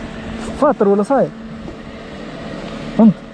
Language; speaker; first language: Arabic; native; Arabic